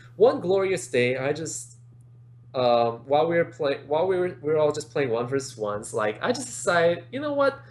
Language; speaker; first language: English; native; English